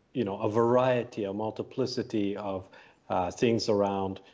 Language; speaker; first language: English; early bilingual, other home language; Japanese